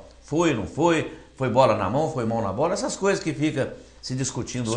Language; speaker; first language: Portuguese; native; Portuguese